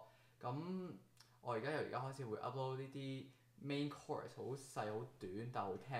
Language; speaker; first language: Cantonese; early bilingual, heritage; Cantonese